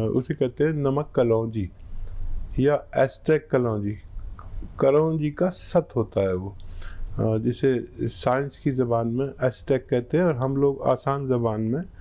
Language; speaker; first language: Hindi; native; Hindi